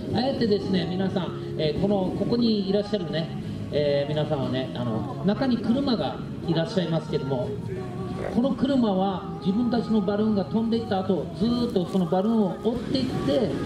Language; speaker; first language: Japanese; native; Japanese